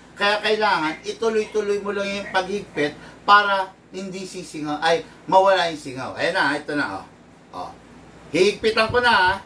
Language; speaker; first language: Filipino; native; Filipino